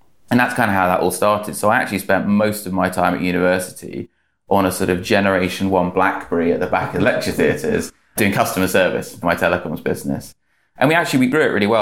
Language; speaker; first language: English; native; English